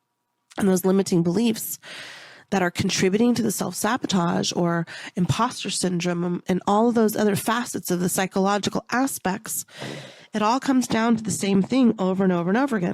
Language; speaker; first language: English; native; English